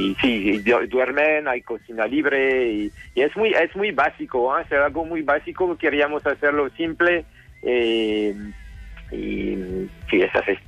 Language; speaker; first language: Spanish; non-native, learner; French